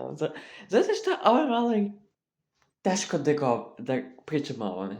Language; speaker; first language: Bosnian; early bilingual, heritage; Serbian